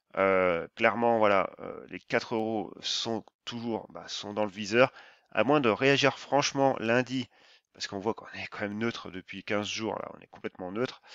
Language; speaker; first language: French; native; French